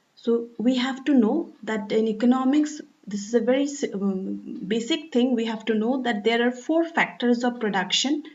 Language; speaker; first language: English; non-native, local second language; Assamese